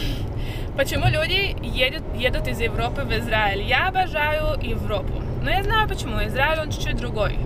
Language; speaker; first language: Russian; early bilingual, heritage; Russian